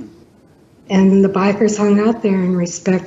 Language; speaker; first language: English; native; English